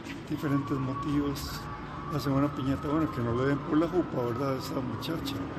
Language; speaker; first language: Spanish; native; Spanish